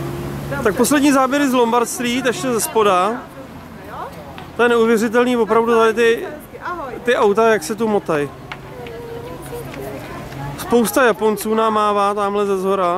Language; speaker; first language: Czech; native; Czech